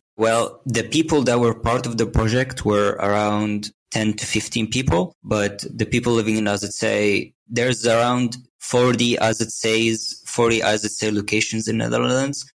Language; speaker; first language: English; non-native, fluent; Arabic